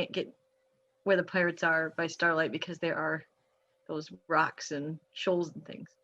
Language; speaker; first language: English; native; English